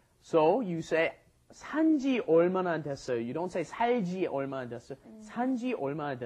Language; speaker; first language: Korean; non-native, fluent; English